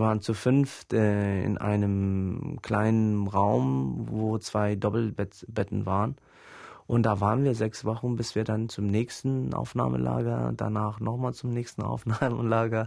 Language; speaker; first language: German; early bilingual, other home language; Pashto